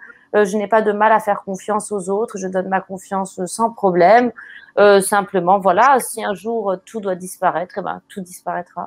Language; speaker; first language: French; native; French